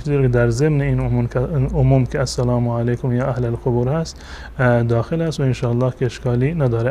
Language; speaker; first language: Persian; native; Persian